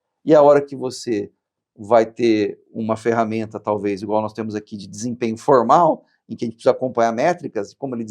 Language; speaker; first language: Portuguese; native; Portuguese